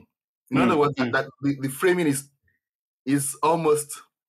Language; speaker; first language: English; non-native, local second language; Yoruba